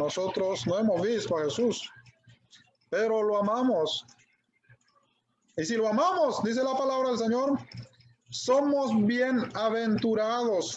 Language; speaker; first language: Spanish; native; Spanish